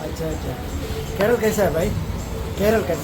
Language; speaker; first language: Hindi; non-native, local second language; Malayalam